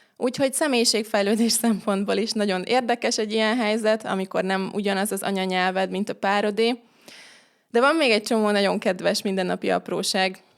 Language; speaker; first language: Hungarian; native; Hungarian